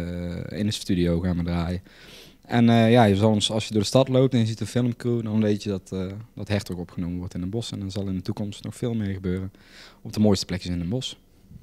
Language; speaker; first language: Dutch; native; Dutch